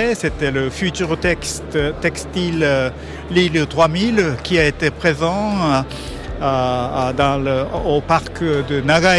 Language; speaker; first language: French; non-native, fluent; Japanese